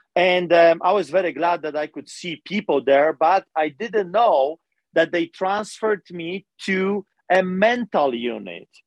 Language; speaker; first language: English; non-native, fluent; Polish